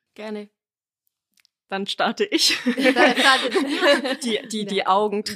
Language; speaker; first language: German; native; German